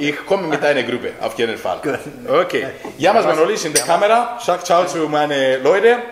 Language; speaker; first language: German; non-native, fluent; Greek